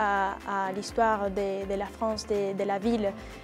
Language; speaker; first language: French; non-native, fluent; Spanish